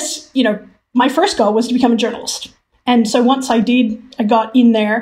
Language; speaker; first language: English; native; English